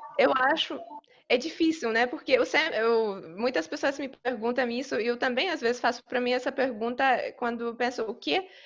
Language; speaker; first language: Portuguese; non-native, fluent; Polish